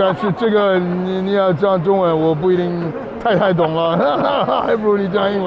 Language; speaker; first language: Chinese; non-native, fluent; English